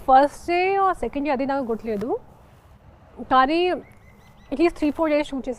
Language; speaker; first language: Telugu; non-native, local second language; Hindi